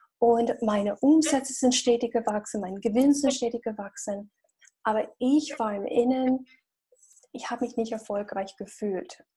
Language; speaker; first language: German; non-native, fluent; English